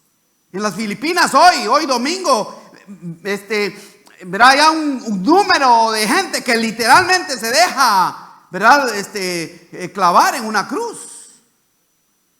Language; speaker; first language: Spanish; native; Spanish